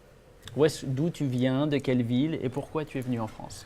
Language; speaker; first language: French; native; French